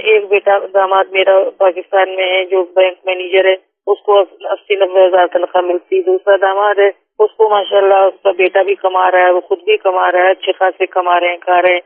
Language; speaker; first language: Urdu; native; Urdu